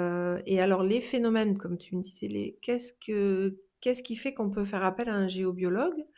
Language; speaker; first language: French; native; French